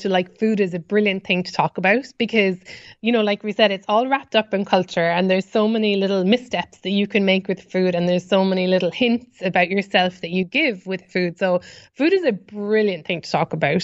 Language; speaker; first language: English; native; English